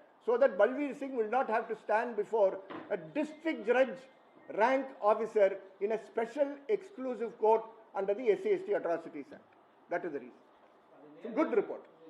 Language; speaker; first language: English; non-native, local second language; Tamil